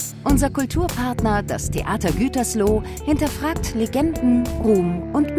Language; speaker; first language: German; native; German